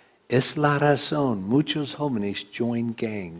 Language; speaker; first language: Spanish; non-native, learner; English